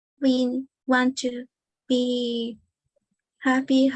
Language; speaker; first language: English; non-native, learner; Spanish